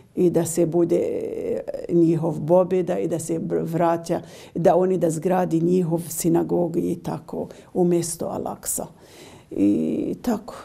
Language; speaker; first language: Serbian; non-native, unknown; Arabic